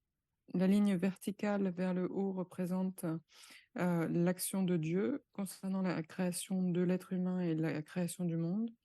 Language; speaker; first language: French; native; French